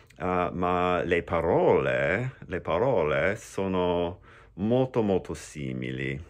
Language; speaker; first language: Italian; non-native, learner; English